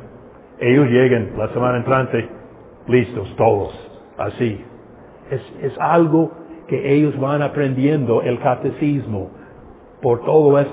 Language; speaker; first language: Spanish; non-native, fluent; English